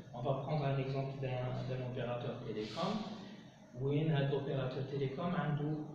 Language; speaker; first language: French; non-native, local second language; Arabic